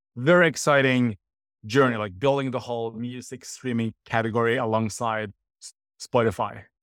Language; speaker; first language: English; non-native, fluent; Norwegian